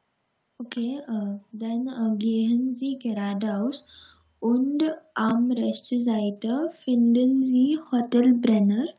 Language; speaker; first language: German; non-native, learner; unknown